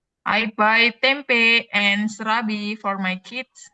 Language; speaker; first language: English; non-native, learner; Indonesian